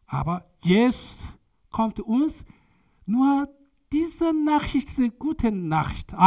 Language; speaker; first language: German; non-native, learner; Korean